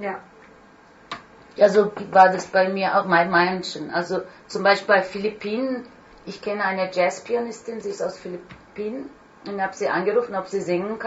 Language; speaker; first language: German; non-native, fluent; Turkish